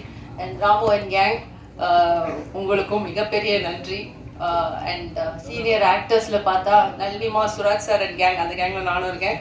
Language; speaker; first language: Tamil; native; Tamil